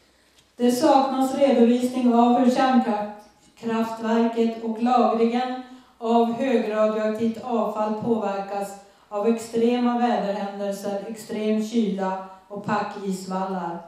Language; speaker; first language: Swedish; native; Swedish